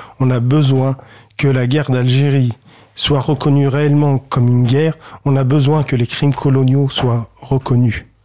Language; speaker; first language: French; early bilingual, other home language; Kabyle